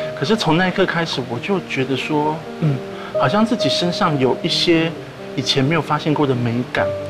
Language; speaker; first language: Chinese; native; Chinese